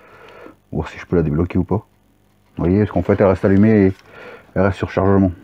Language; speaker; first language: French; native; French